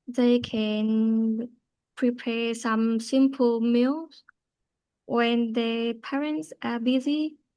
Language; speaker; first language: English; non-native, learner; Vietnamese